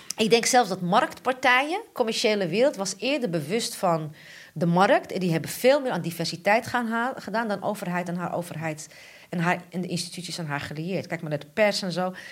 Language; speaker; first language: Dutch; early bilingual, other home language; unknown